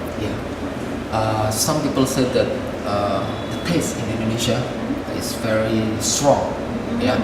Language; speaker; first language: English; non-native, fluent; Indonesian